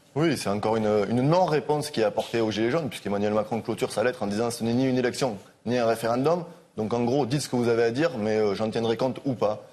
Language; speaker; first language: French; native; French